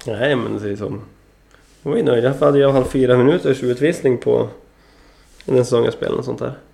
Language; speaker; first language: Swedish; early bilingual, other home language; Greek